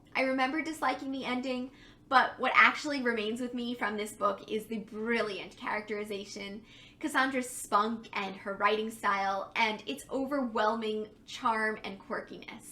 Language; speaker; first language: English; native; English